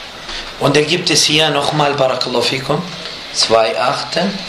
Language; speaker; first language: German; non-native, fluent; Arabic